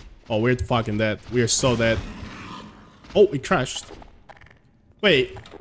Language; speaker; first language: English; non-native, fluent; Spanish